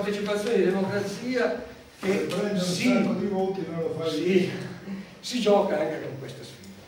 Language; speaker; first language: Italian; native; Italian